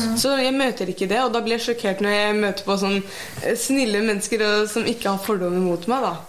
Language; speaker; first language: Norwegian; early bilingual, other home language; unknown